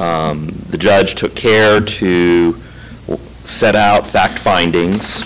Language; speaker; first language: English; native; English